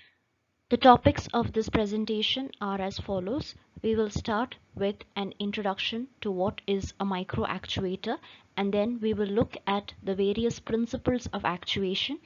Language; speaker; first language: English; non-native, local second language; Malayalam